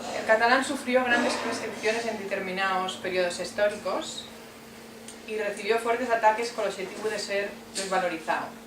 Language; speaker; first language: Asturian; non-native, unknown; Catalan